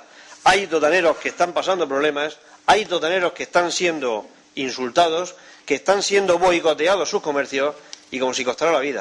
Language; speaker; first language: Spanish; native; Spanish